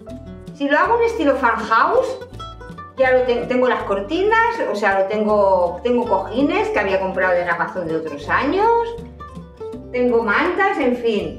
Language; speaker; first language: Spanish; native; Spanish